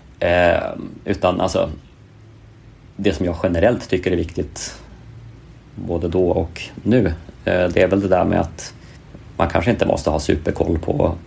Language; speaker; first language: Swedish; native; Swedish